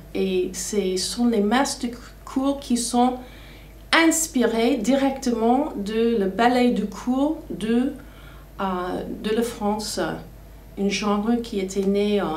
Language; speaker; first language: French; non-native, fluent; English